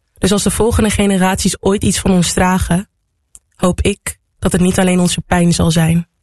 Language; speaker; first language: Dutch; native; Dutch